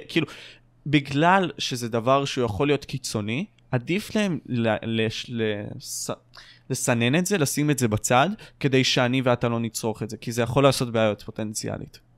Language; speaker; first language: Hebrew; native; Hebrew